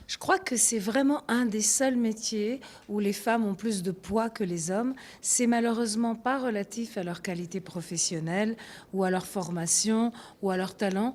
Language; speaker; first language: French; early bilingual, other home language; Italian